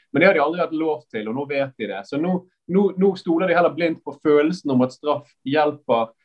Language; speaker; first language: Norwegian; native; Norwegian